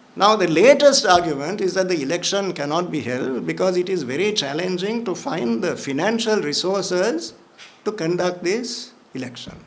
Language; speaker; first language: English; non-native, local second language; Sinhala